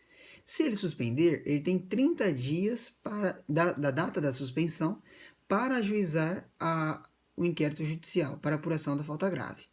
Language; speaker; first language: Portuguese; native; Portuguese